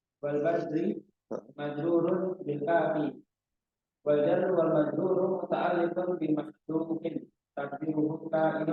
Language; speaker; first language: Arabic; non-native, learner; Indonesian